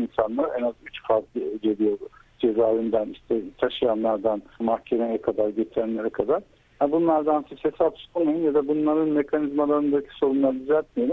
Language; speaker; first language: Turkish; native; Turkish